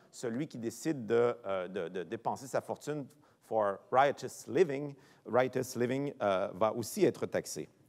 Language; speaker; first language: French; native; French